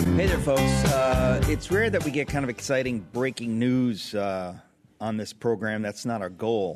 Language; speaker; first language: English; native; English